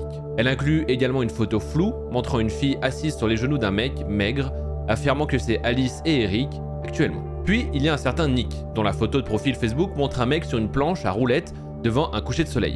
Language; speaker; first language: French; native; French